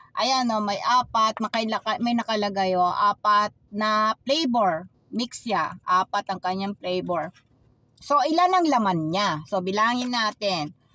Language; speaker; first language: Filipino; native; Filipino